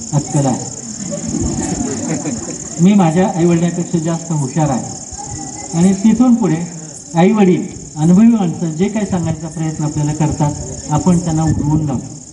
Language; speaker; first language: Marathi; native; Marathi